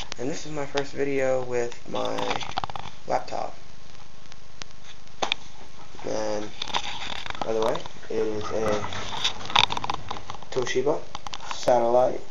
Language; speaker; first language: English; native; English